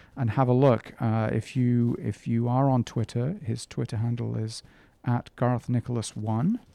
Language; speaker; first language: English; native; English